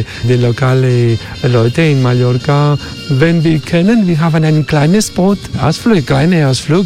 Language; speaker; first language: German; non-native, learner; Spanish